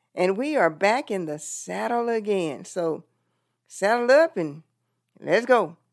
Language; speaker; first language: English; native; English